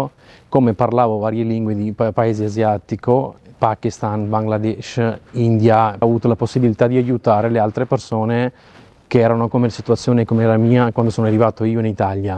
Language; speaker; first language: Italian; non-native, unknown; Urdu